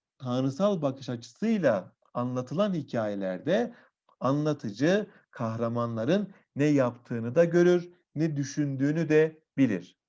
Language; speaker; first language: Turkish; native; Turkish